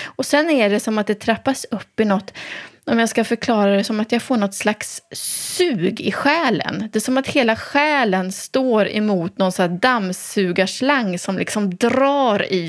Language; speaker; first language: Swedish; native; Swedish